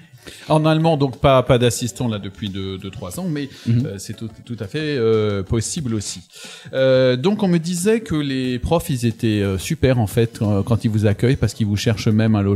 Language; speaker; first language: French; native; French